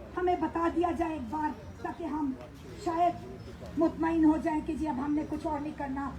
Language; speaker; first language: Urdu; native; Urdu